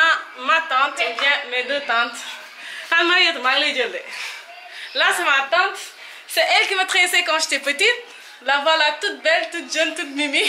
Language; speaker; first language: French; non-native, local second language; Wolof